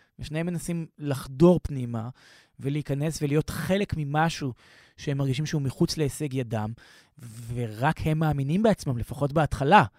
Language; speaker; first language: Hebrew; native; Hebrew